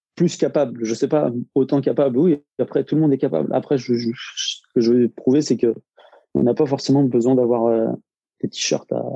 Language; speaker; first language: French; native; French